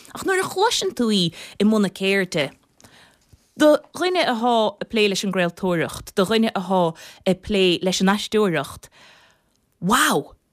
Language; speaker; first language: Irish; native; Irish